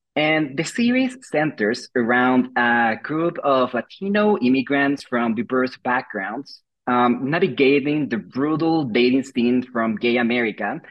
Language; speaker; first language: English; non-native, fluent; Spanish